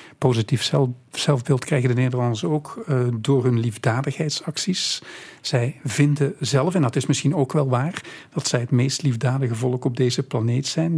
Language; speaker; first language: Dutch; native; Dutch